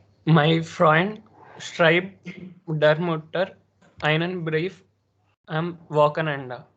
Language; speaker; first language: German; non-native, learner; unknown